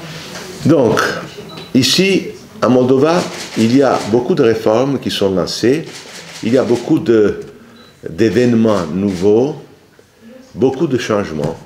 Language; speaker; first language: French; non-native, fluent; Italian